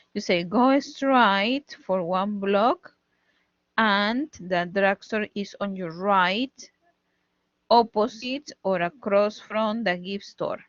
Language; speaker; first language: English; non-native, fluent; Spanish